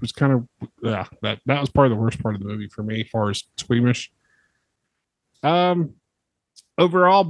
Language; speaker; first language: English; native; English